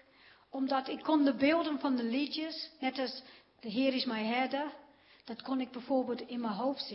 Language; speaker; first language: Dutch; non-native, fluent; English